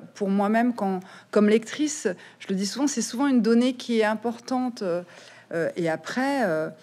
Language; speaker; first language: French; native; French